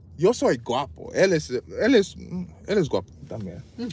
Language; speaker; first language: Spanish; non-native, learner; English